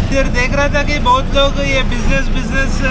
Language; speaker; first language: Hindi; non-native, local second language; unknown